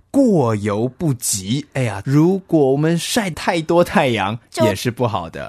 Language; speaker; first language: Chinese; native; Chinese